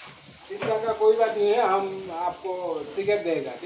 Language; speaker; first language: Hindi; non-native, learner; Bangla